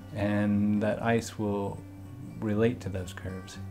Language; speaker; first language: English; native; English